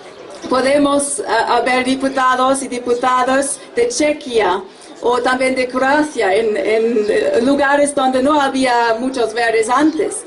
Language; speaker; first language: Spanish; non-native, fluent; German